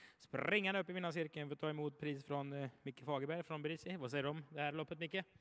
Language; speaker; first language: Swedish; native; Swedish